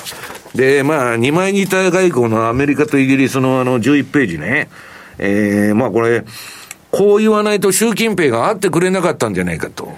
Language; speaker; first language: Japanese; native; Japanese